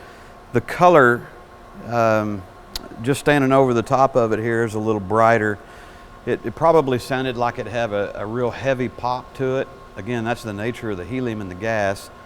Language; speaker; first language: English; native; English